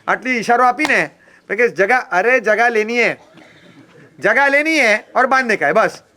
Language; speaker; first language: Hindi; non-native, local second language; Gujarati